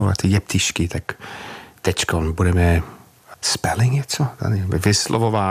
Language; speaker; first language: Czech; non-native, learner; English